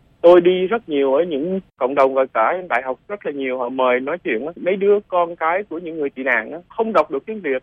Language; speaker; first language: Vietnamese; early bilingual, other home language; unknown